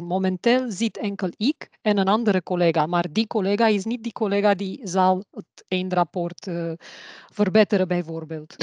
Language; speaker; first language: Dutch; non-native, learner; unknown